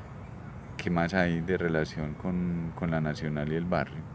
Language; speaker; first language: Spanish; native; Spanish